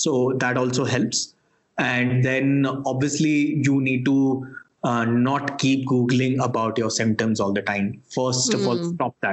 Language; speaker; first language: English; non-native, local second language; Hindi